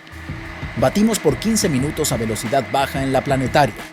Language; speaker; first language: Spanish; native; Spanish